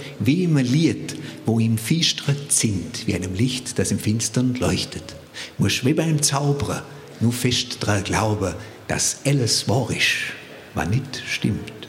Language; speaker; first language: German; native; German